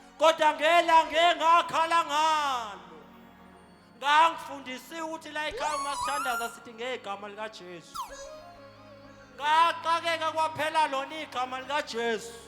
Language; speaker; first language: Zulu; native; Zulu